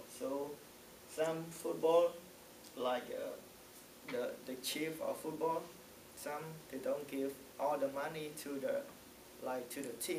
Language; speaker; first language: English; non-native, learner; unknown